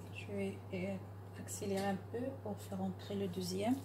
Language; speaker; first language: French; non-native, local second language; Arabic